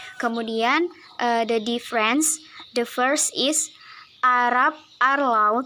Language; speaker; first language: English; non-native, learner; Indonesian